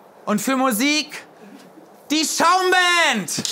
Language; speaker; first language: German; native; German